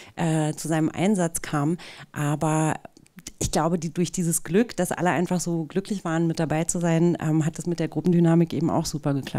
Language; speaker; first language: German; native; German